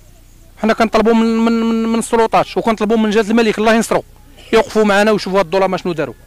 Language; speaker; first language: Arabic; native; Arabic